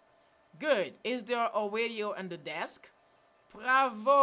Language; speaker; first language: English; non-native, fluent; Haitian Creole